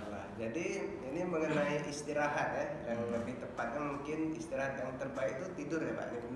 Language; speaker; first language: Indonesian; native; Indonesian